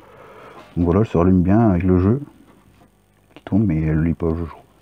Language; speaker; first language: French; native; French